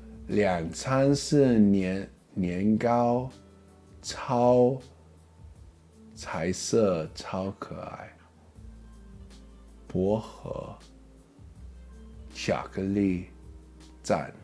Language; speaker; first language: Chinese; early bilingual, heritage; English